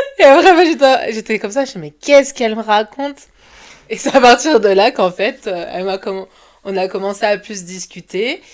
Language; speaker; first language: French; early bilingual, other home language; Portuguese